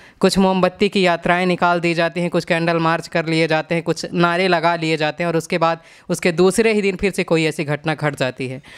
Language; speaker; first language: Hindi; native; Hindi